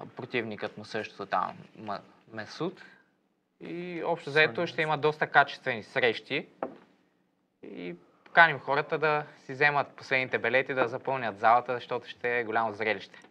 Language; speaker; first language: Bulgarian; native; Bulgarian